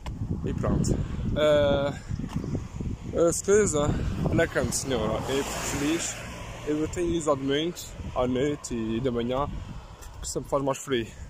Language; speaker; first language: Portuguese; early bilingual, heritage; Portuguese